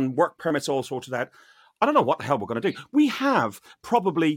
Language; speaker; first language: English; native; English